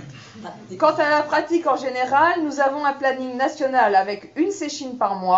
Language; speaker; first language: French; native; French